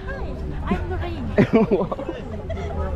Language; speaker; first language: English; non-native, local second language; Filipino